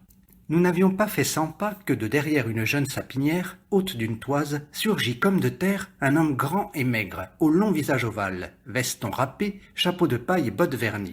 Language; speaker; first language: French; native; French